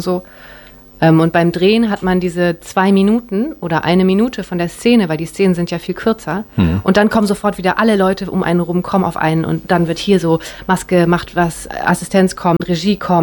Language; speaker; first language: German; native; German